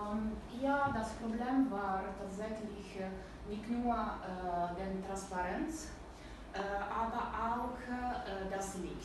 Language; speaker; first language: German; non-native, learner; Italian